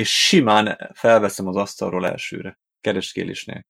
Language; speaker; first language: Hungarian; native; Hungarian